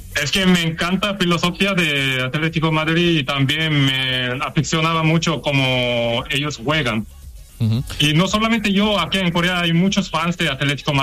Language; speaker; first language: Spanish; non-native, fluent; Korean